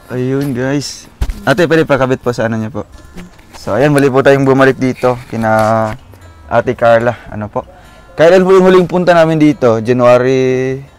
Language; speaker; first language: Filipino; non-native, local second language; Cebuano